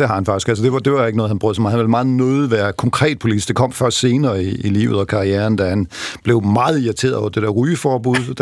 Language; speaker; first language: Danish; native; Danish